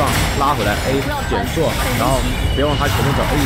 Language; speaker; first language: Chinese; native; Chinese